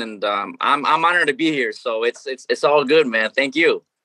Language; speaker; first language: English; early bilingual, other home language; Spanish